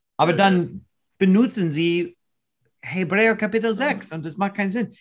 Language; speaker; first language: German; non-native, learner; English